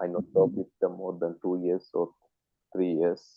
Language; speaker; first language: English; non-native, learner; Tamil